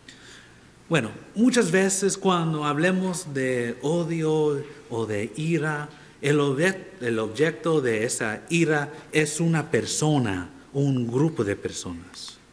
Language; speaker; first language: Spanish; non-native, fluent; English